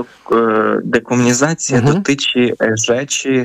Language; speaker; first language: Polish; non-native, fluent; Ukrainian